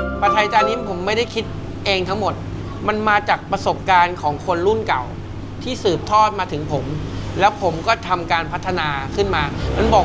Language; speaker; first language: Thai; native; Thai